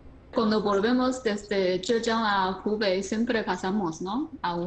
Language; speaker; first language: Spanish; non-native, fluent; Chinese